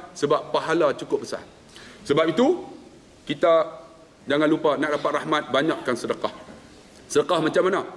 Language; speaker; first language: Malay; native; Malay